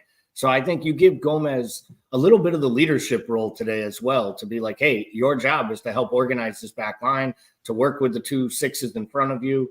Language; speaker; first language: English; native; English